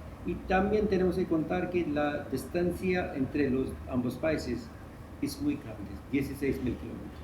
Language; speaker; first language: Spanish; non-native, fluent; Hindi